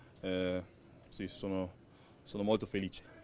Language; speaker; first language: Italian; non-native, learner; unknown